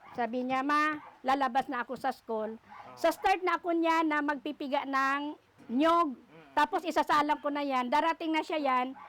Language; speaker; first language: Filipino; non-native, local second language; Aklanon